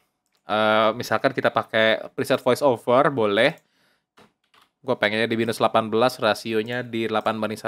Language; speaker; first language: Indonesian; native; Indonesian